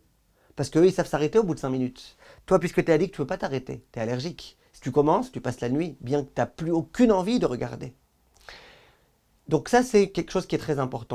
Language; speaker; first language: French; native; French